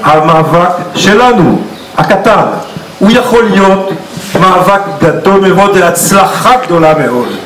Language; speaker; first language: Hebrew; non-native, fluent; French